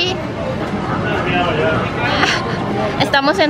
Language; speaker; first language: Spanish; non-native, learner; Korean